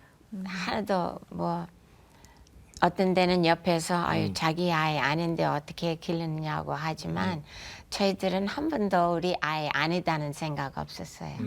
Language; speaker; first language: Korean; non-native, fluent; English